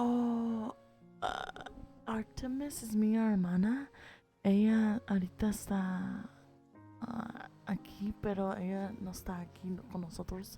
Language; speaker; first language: Spanish; early bilingual, heritage; English